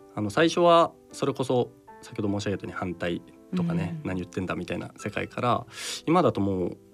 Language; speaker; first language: Japanese; native; Japanese